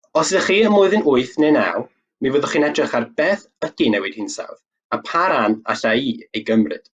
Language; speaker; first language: Welsh; native; Welsh